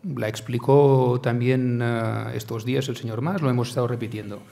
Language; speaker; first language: Spanish; native; Spanish